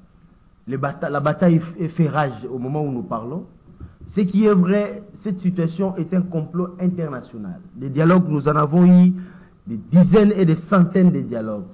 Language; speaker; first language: French; non-native, local second language; Lingala